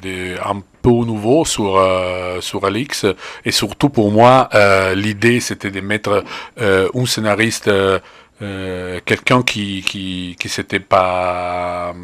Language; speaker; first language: French; non-native, fluent; Italian